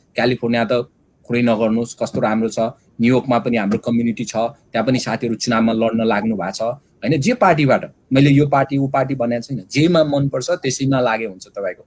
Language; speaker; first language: Nepali; native; Nepali